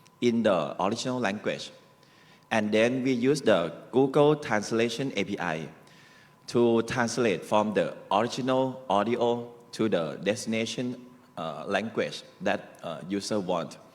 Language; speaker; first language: English; non-native, learner; Thai